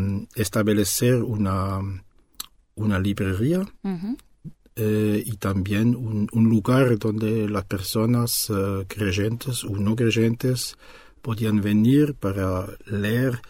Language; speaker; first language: Spanish; non-native, fluent; French